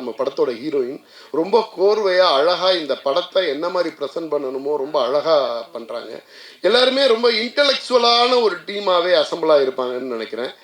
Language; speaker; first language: Tamil; native; Tamil